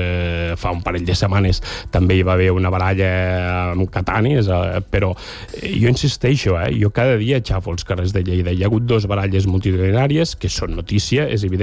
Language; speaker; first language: Catalan; native; Catalan